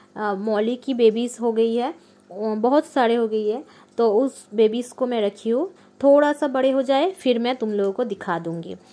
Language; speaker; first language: Hindi; non-native, local second language; Bangla